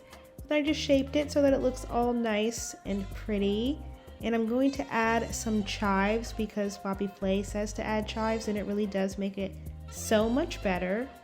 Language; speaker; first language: English; native; English